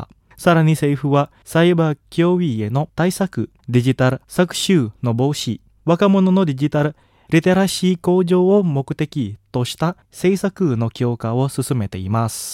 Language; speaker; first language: Japanese; non-native, fluent; Indonesian